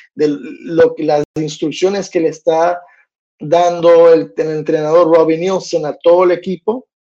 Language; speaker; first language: Spanish; early bilingual, heritage; Spanish